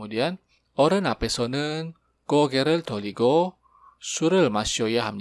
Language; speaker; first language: Korean; non-native, fluent; Indonesian